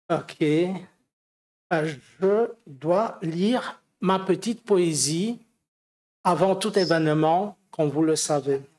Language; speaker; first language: French; non-native, fluent; Romanian